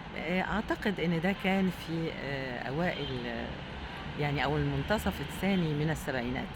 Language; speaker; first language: Egyptian Arabic; native; Egyptian Arabic